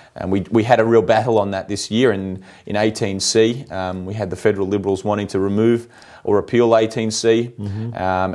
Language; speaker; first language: English; native; English